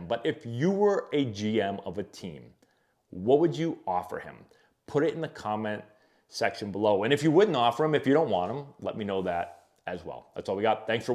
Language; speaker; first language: English; native; English